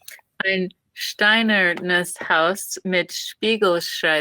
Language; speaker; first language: German; non-native, learner; English